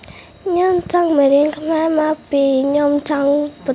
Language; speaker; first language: Khmer; non-native, local second language; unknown